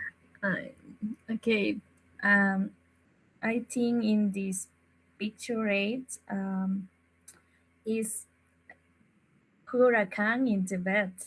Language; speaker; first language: English; non-native, learner; Spanish